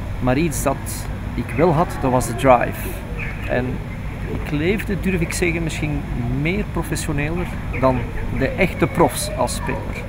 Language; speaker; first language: Dutch; native; Dutch